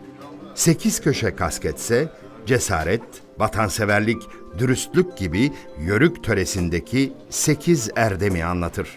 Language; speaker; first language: Turkish; native; Turkish